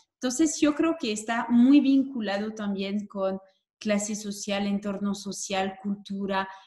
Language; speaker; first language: Spanish; non-native, fluent; French